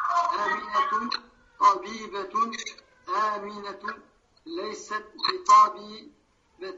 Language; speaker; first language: Arabic; non-native, learner; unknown